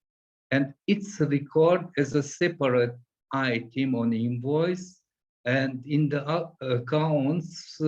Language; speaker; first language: English; non-native, fluent; Hungarian